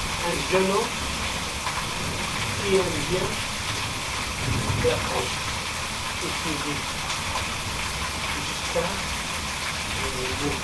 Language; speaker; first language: French; non-native, local second language; Arabic